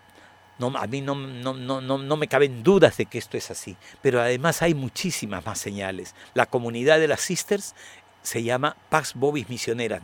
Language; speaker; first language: Spanish; native; Spanish